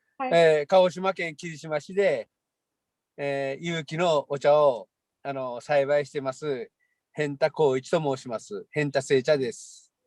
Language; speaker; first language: Japanese; native; Japanese